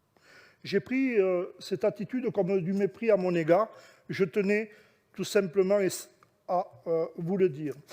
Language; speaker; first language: French; native; French